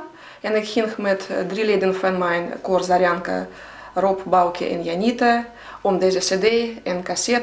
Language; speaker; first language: Dutch; non-native, fluent; Russian